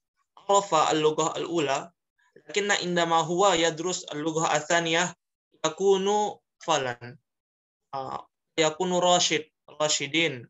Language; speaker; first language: Arabic; non-native, learner; Indonesian